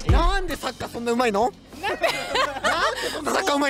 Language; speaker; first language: Japanese; native; Japanese